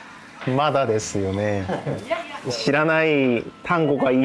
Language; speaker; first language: Japanese; non-native, learner; Korean